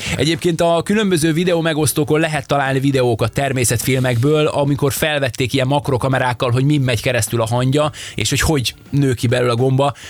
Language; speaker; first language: Hungarian; native; Hungarian